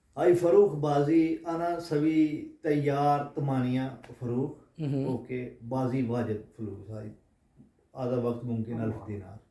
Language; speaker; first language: Arabic; non-native, learner; Urdu